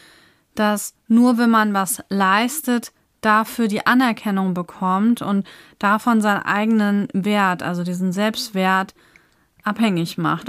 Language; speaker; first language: German; native; German